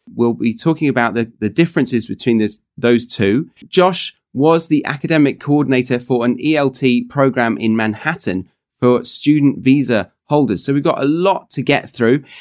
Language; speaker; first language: English; native; English